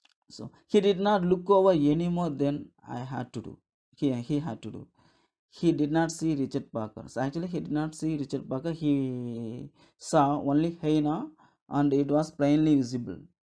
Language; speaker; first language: English; non-native, local second language; Tamil